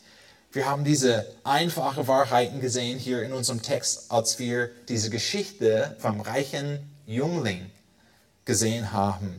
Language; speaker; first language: German; non-native, fluent; English